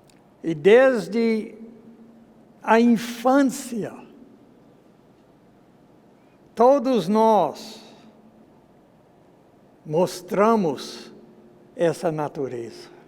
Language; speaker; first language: Portuguese; non-native, fluent; English